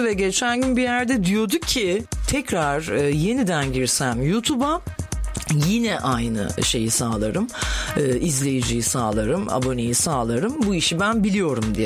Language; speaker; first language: Turkish; native; Turkish